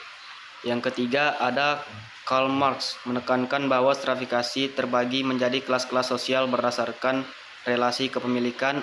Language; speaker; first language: Indonesian; native; Indonesian